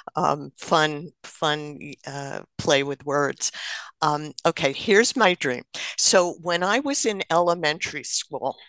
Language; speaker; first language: English; native; English